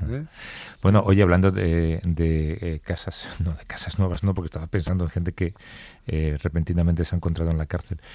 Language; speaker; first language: Spanish; native; Spanish